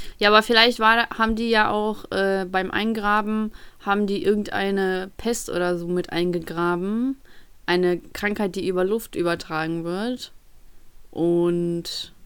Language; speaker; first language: German; early bilingual, other home language; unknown